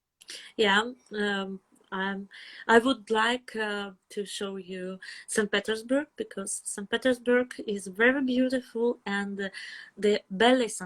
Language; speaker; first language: English; non-native, fluent; Russian